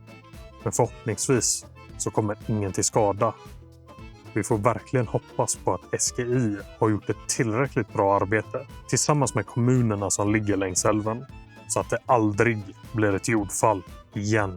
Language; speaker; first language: Swedish; native; Swedish